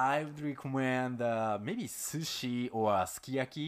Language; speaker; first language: English; non-native, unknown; Japanese